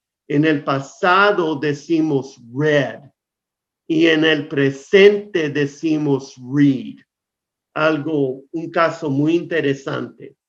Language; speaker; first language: Spanish; non-native, fluent; English